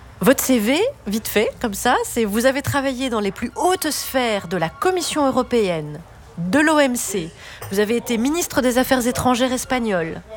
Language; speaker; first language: French; native; French